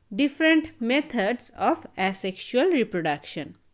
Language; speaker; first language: English; non-native, local second language; Bangla